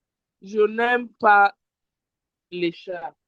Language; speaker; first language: French; non-native, learner; English